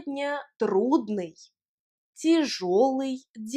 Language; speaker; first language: Russian; non-native, fluent; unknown